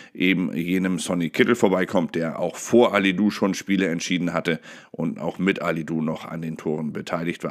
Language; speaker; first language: German; native; German